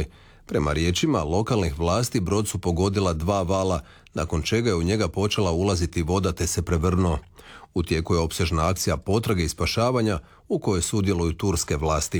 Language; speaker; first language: Serbian; native; Serbian